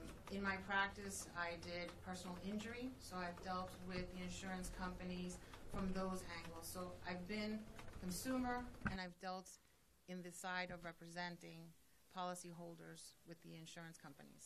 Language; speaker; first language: English; early bilingual, other home language; Spanish